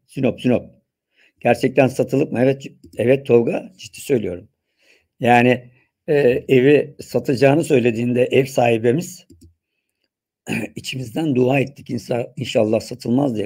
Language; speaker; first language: Turkish; native; Turkish